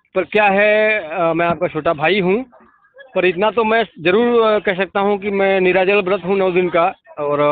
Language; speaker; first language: Hindi; native; Hindi